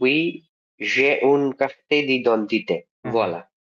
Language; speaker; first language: French; non-native, learner; Bangla